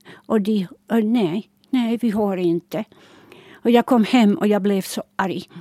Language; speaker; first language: Swedish; non-native, local second language; Finnish